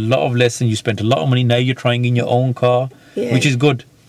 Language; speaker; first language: English; native; English